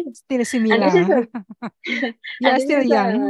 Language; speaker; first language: English; non-native, learner; Indonesian